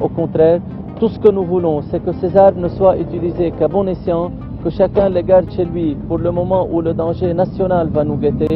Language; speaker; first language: French; non-native, local second language; Arabic